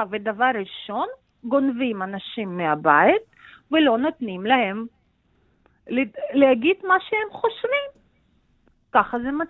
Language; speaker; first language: Hebrew; non-native, fluent; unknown